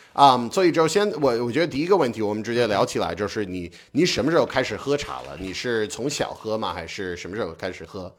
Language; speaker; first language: Chinese; non-native, fluent; English